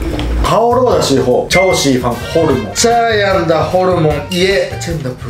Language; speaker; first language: Chinese; non-native, learner; Japanese